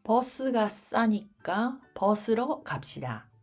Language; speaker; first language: Korean; early bilingual, heritage; Japanese